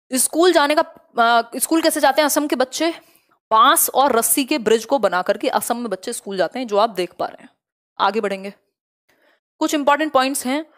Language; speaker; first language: Hindi; native; Hindi